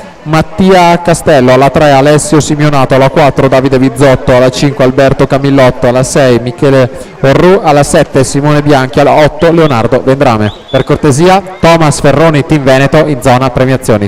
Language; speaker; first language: Italian; native; Italian